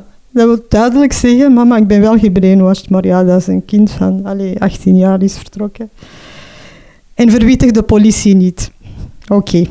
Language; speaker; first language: Dutch; non-native, local second language; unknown